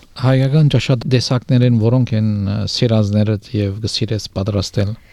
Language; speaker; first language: Armenian; native; Armenian